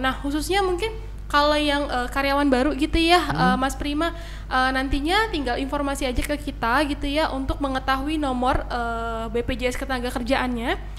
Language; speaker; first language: Indonesian; native; Indonesian